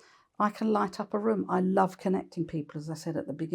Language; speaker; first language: English; native; English